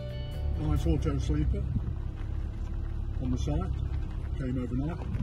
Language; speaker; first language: English; native; English